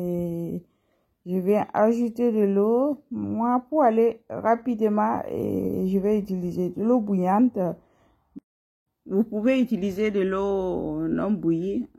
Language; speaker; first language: French; non-native, local second language; Mossi